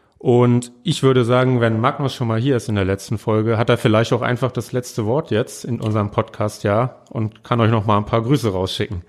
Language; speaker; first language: German; native; German